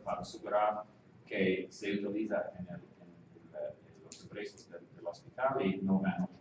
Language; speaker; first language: Spanish; non-native, fluent; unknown